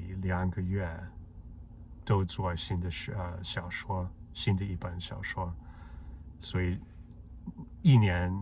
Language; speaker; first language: Chinese; non-native, fluent; English